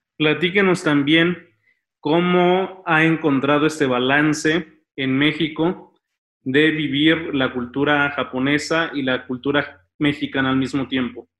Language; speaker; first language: Spanish; native; Spanish